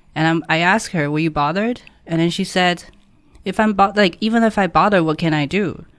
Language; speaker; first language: English; non-native, fluent; Chinese